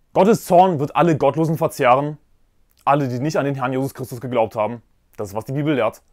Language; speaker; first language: German; native; German